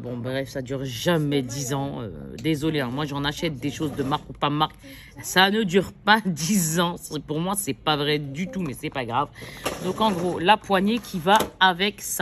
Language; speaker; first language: French; native; French